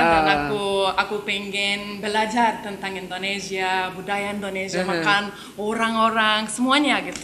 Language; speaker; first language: Indonesian; non-native, learner; Lithuanian